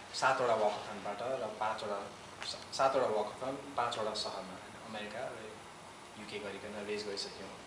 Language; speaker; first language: Nepali; native; Nepali